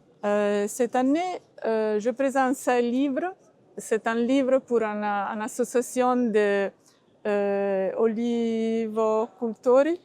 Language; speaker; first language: French; non-native, learner; Italian